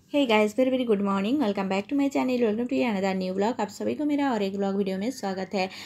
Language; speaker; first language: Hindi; non-native, local second language; Bangla